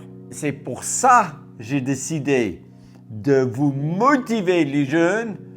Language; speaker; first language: French; non-native, fluent; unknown